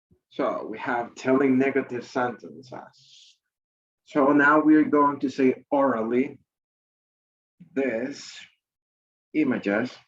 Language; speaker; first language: English; non-native, fluent; Spanish